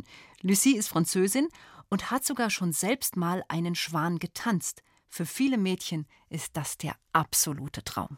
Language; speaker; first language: German; native; German